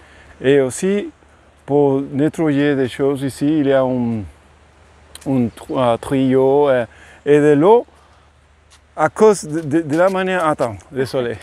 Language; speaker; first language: French; non-native, learner; Spanish